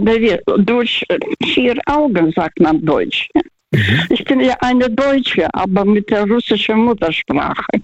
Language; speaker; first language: German; non-native, fluent; Russian